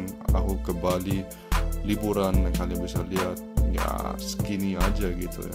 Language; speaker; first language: Indonesian; early bilingual, heritage; Indonesian